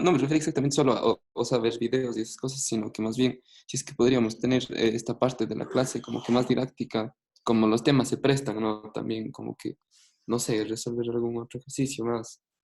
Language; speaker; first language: Spanish; native; Spanish